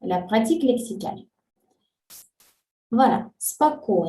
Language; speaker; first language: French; non-native, fluent; Russian